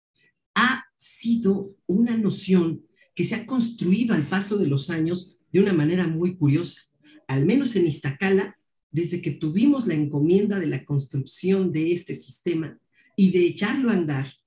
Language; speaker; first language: Spanish; native; Spanish